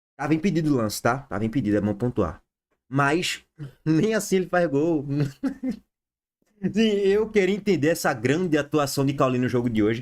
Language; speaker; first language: Portuguese; native; Portuguese